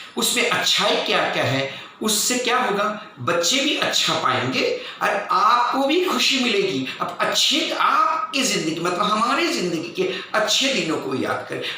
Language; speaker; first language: Hindi; non-native, local second language; Bangla